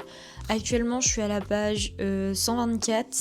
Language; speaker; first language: French; native; French